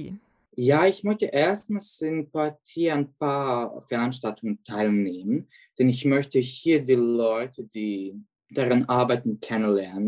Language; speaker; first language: German; non-native, fluent; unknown